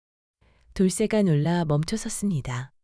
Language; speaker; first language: Korean; native; Korean